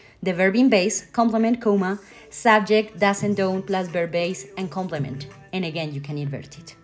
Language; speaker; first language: English; non-native, fluent; Spanish